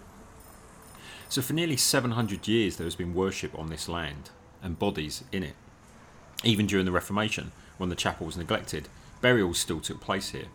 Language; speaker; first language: English; native; English